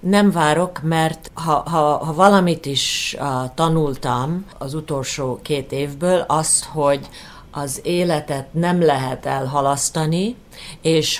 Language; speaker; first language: Hungarian; early bilingual, heritage; Hungarian